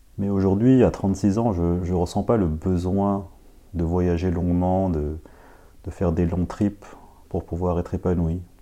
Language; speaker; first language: French; early bilingual, other home language; Khmer